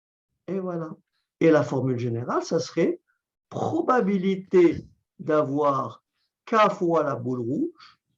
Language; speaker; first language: French; native; French